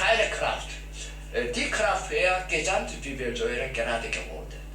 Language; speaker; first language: German; non-native, learner; Korean